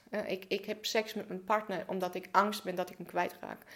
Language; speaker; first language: Dutch; non-native, fluent; German